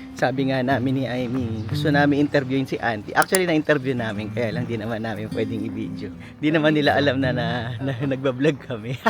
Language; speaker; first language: Filipino; native; Filipino